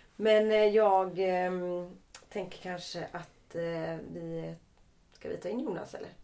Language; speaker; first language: Swedish; native; Swedish